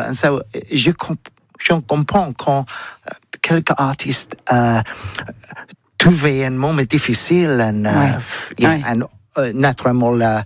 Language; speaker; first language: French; non-native, learner; English